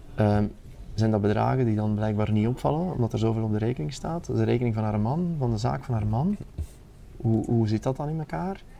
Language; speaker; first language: Dutch; native; Dutch